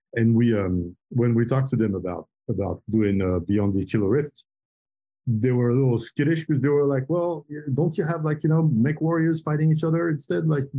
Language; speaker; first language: English; non-native, fluent; French